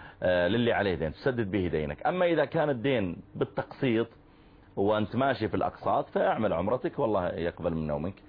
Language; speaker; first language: Arabic; native; Arabic